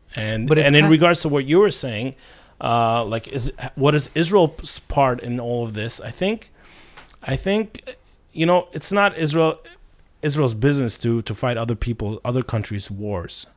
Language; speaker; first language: English; non-native, fluent; Russian